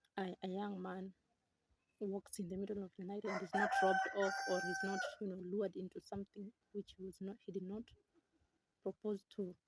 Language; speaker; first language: English; non-native, local second language; Swahili